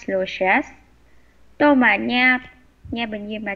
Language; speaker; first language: Russian; non-native, learner; Vietnamese